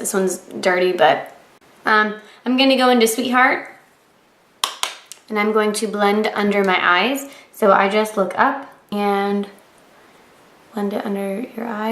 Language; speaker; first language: English; native; English